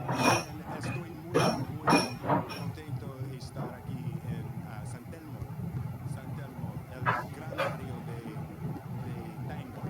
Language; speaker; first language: Spanish; non-native, learner; English